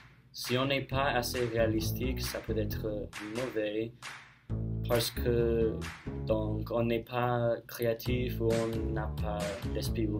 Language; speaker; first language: French; non-native, learner; English